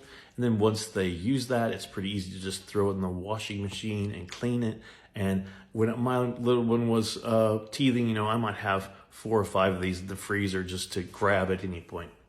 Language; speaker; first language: English; native; English